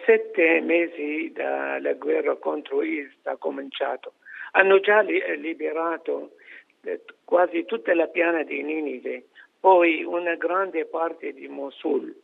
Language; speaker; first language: Italian; non-native, fluent; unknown